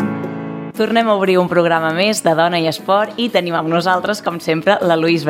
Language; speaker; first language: Catalan; native; Catalan